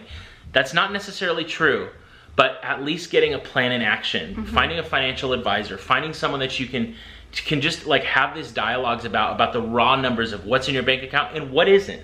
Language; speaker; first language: English; native; English